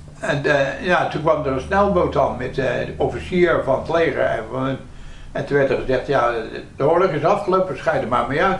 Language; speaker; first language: Dutch; native; Dutch